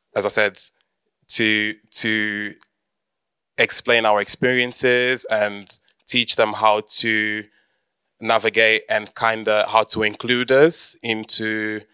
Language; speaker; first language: English; early bilingual, heritage; Portuguese